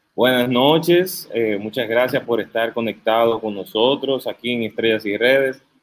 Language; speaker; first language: Spanish; native; Spanish